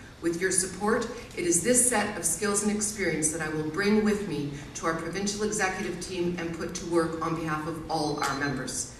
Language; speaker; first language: English; native; English